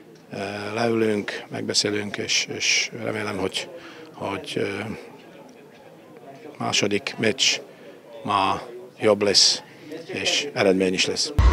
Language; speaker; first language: Hungarian; non-native, fluent; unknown